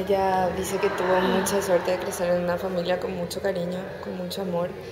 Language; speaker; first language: Spanish; native; Spanish